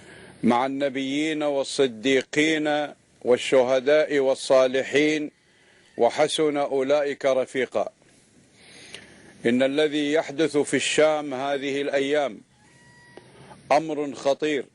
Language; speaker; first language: Arabic; native; Arabic